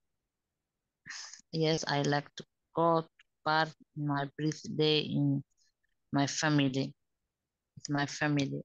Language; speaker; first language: English; non-native, learner; Somali